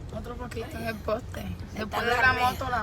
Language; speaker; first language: Spanish; native; Spanish